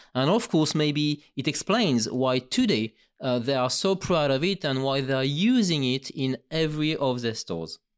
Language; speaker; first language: English; non-native, fluent; French